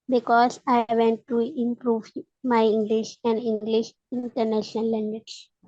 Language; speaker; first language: English; non-native, learner; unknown